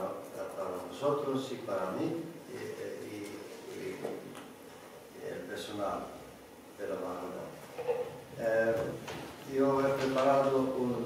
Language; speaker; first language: Spanish; non-native, learner; Greek